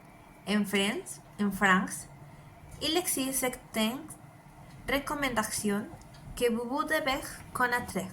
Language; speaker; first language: French; non-native, learner; Spanish